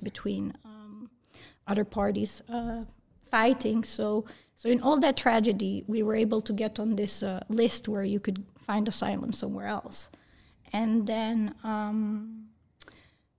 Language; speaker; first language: English; early bilingual, other home language; Bosnian